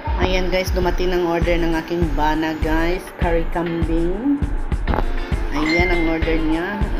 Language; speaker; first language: Filipino; non-native, local second language; Cebuano